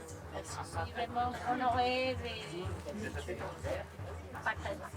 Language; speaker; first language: French; non-native, fluent; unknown